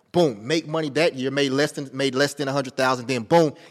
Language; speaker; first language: English; native; English